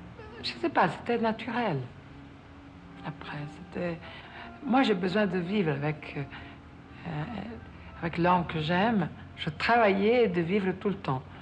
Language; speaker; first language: French; non-native, fluent; Italian